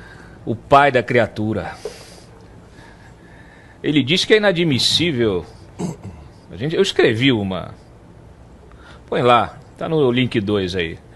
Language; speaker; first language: Portuguese; native; Portuguese